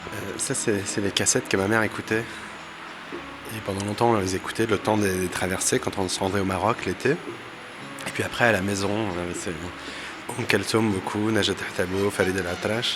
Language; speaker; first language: French; early bilingual, other home language; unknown